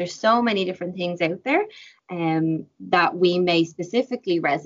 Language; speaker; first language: English; native; English